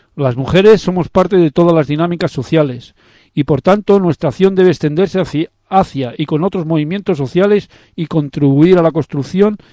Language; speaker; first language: Spanish; non-native, local second language; Catalan